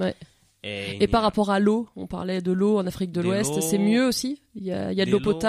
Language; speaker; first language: French; native; French